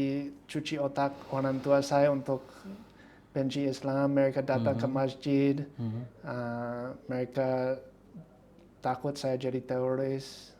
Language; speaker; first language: Indonesian; non-native, fluent; English